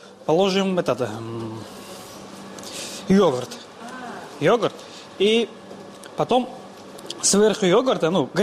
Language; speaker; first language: Russian; non-native, learner; Tajik